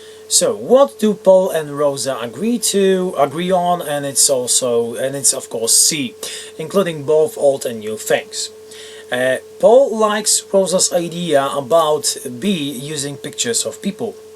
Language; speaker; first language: English; non-native, fluent; Polish